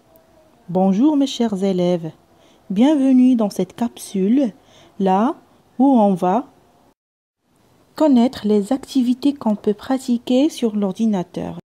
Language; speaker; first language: French; non-native, local second language; Arabic